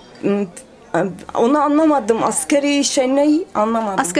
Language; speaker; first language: Turkish; early bilingual, heritage; Turkish